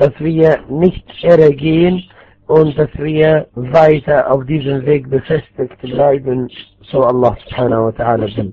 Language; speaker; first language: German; non-native, fluent; Arabic